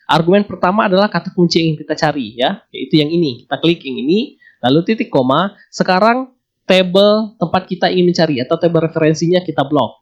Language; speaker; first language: Indonesian; native; Indonesian